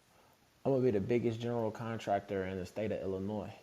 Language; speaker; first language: English; native; English